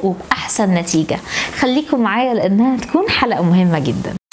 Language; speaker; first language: Arabic; native; Arabic